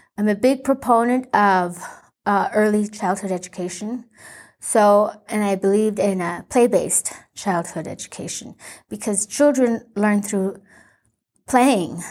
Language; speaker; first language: English; early bilingual, other home language; Spanish